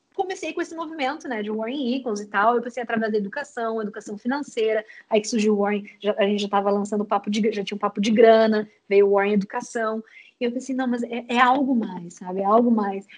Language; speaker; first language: Portuguese; native; Portuguese